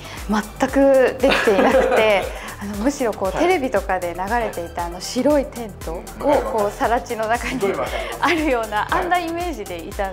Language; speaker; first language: Japanese; native; Japanese